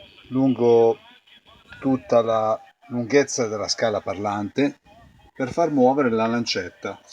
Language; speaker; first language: Italian; native; Italian